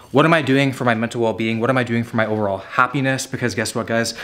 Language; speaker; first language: English; native; English